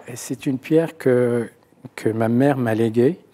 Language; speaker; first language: French; non-native, local second language; Arabic